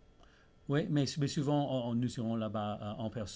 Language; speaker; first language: French; early bilingual, heritage; English